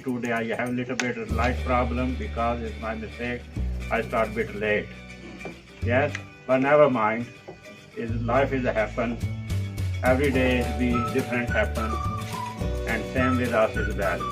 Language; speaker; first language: English; non-native, learner; Punjabi